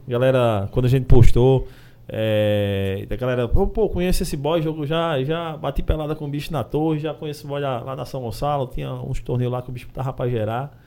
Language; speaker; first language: Portuguese; native; Portuguese